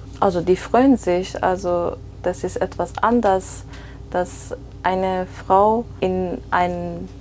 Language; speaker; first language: German; non-native, fluent; Persian